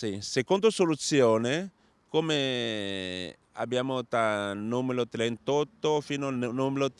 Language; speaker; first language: Italian; non-native, learner; Chinese